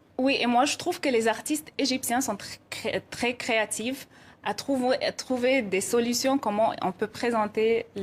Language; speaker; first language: French; non-native, fluent; Arabic